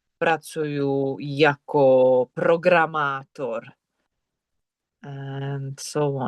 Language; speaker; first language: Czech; non-native, fluent; English